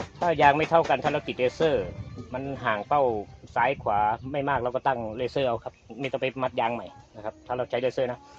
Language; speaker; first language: Thai; native; Thai